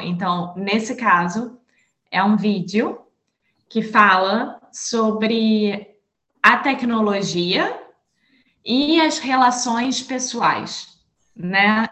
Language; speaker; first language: Portuguese; native; Portuguese